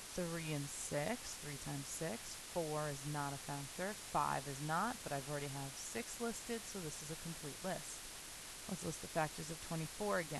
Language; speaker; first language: English; native; English